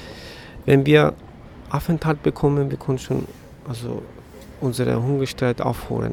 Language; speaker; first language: German; non-native, learner; Persian